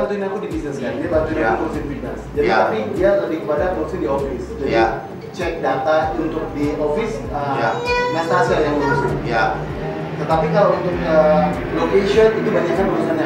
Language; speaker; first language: Indonesian; early bilingual, other home language; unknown